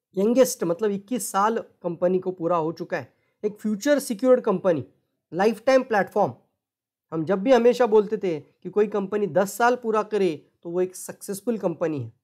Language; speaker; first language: Hindi; non-native, local second language; Marathi